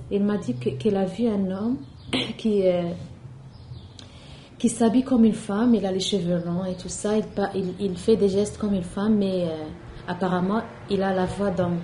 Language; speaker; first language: French; non-native, local second language; Arabic